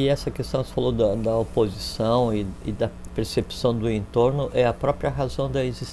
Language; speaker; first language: Portuguese; native; Portuguese